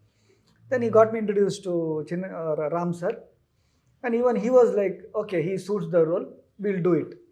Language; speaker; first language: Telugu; non-native, learner; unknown